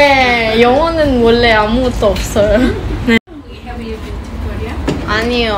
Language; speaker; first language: Korean; non-native, learner; Indonesian